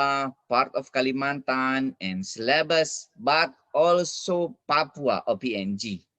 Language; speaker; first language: English; non-native, fluent; Indonesian